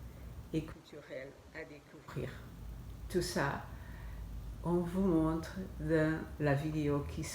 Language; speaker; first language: French; non-native, fluent; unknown